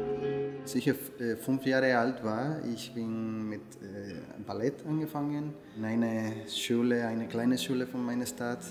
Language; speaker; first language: German; non-native, learner; Spanish